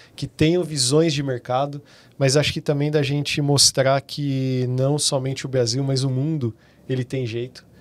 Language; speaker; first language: Portuguese; native; Portuguese